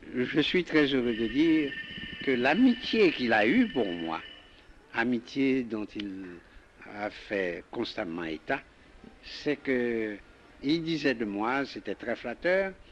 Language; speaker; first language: French; native; French